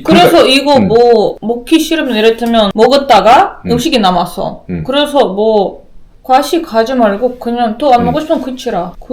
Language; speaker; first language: Korean; non-native, learner; Russian